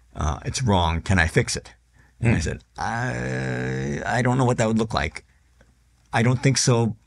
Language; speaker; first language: English; native; English